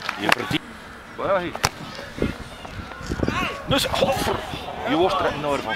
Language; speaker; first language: Dutch; native; Dutch